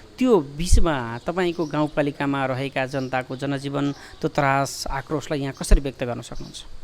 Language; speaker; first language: Nepali; native; Nepali